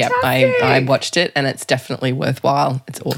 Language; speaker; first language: English; native; English